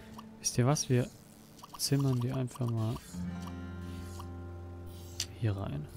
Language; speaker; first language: German; native; German